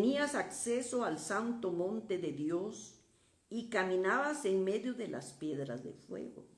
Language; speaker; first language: Spanish; native; Spanish